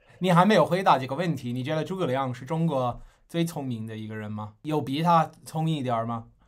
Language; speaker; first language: Chinese; non-native, fluent; English